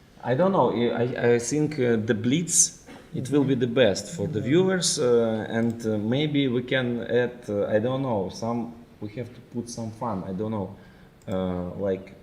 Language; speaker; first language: English; non-native, fluent; Ukrainian